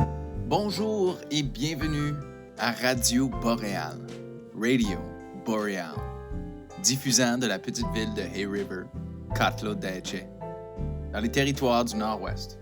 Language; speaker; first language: French; native; French